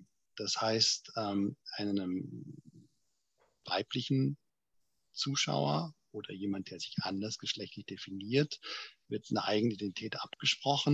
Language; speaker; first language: German; native; German